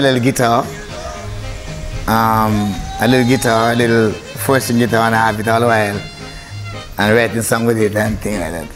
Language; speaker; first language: English; non-native, local second language; Jamaican Creole English